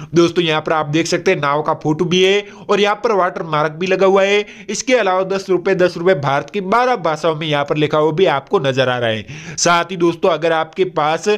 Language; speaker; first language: Hindi; non-native, local second language; Gujarati